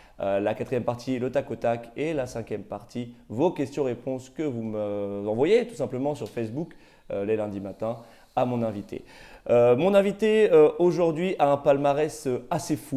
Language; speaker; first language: French; native; French